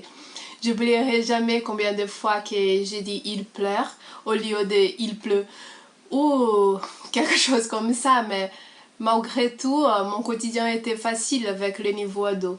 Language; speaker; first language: French; non-native, learner; Portuguese